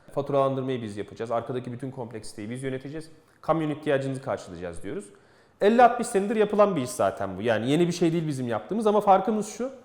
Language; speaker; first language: Turkish; native; Turkish